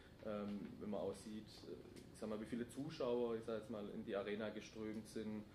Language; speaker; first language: German; native; German